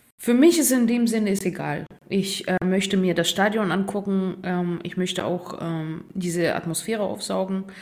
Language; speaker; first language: German; non-native, fluent; Russian